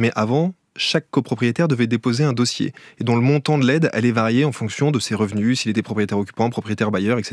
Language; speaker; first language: French; native; French